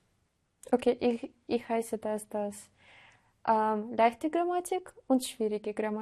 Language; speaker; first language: German; non-native, learner; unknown